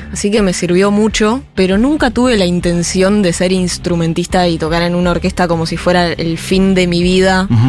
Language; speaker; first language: Spanish; native; Spanish